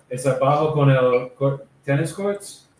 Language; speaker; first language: Spanish; non-native, learner; English